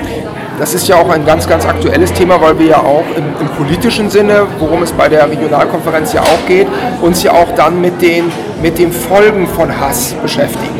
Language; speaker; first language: German; native; German